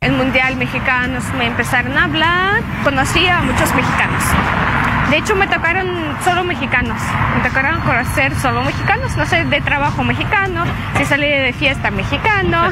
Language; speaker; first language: Spanish; non-native, fluent; Russian